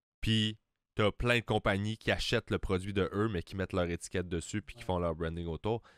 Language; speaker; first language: French; native; French